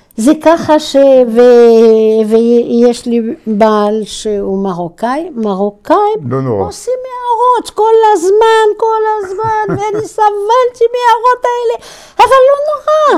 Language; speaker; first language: Hebrew; non-native, fluent; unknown